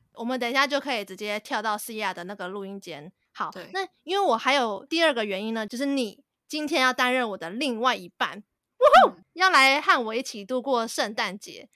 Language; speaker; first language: Chinese; native; Chinese